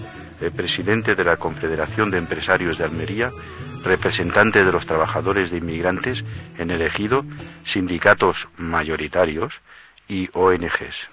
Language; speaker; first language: Spanish; native; Spanish